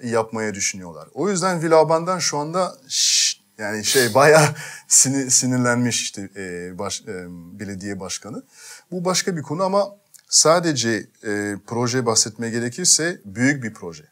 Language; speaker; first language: Turkish; non-native, fluent; French